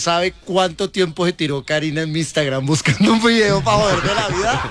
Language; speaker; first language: Spanish; native; Spanish